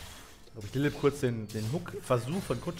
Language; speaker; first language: German; native; German